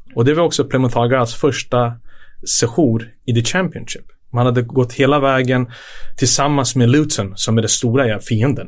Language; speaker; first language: Swedish; early bilingual, other home language; Serbian